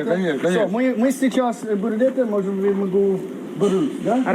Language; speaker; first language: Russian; non-native, learner; English